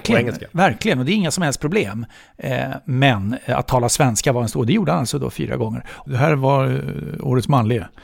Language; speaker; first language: Swedish; native; Swedish